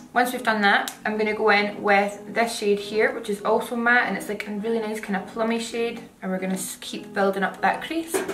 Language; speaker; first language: English; native; English